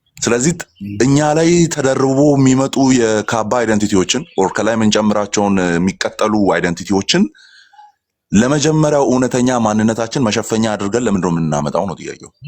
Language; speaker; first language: Amharic; non-native, local second language; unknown